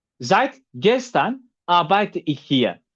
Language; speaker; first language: German; non-native, fluent; Turkish